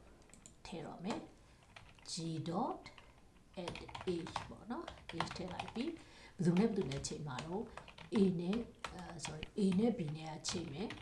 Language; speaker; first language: Burmese; native; Burmese